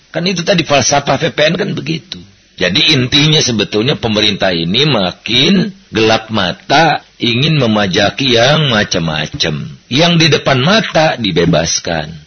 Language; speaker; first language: Indonesian; native; Indonesian